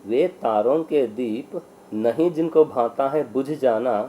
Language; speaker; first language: Hindi; non-native, local second language; Kannada